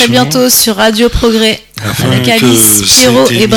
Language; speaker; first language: French; native; French